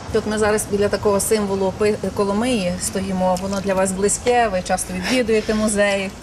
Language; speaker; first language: Ukrainian; native; Ukrainian